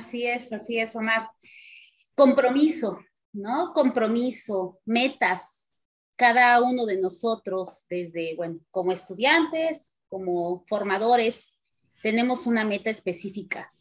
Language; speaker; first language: Spanish; native; Spanish